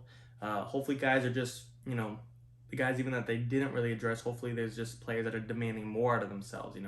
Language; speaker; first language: English; native; English